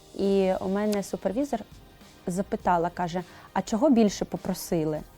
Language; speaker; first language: Ukrainian; native; Ukrainian